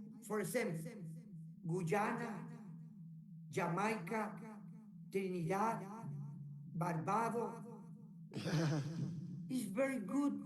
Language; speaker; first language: English; non-native, learner; Spanish